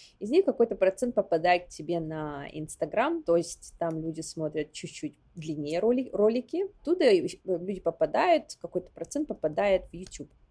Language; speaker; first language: Russian; non-native, local second language; Yakut